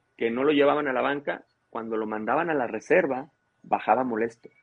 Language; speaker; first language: Spanish; native; Spanish